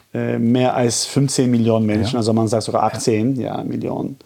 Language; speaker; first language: German; non-native, fluent; Turkish